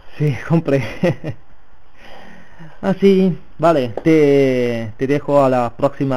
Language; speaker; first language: Spanish; non-native, fluent; Italian